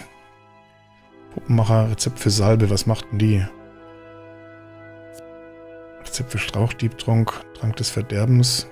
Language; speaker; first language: German; native; German